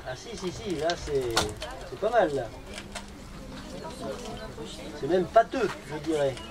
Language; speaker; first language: French; native; French